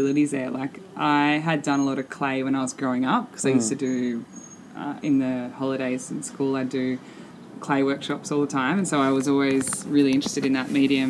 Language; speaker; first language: English; native; English